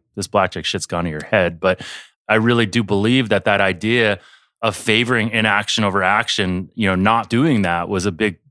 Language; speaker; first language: English; early bilingual, other home language; Chinese